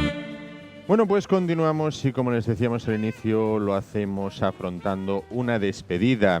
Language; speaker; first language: Spanish; native; Spanish